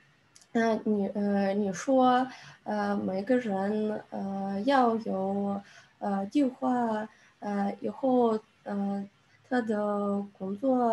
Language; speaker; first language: Chinese; non-native, learner; Russian